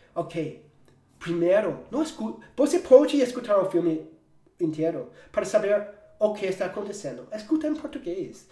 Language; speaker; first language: Portuguese; non-native, fluent; English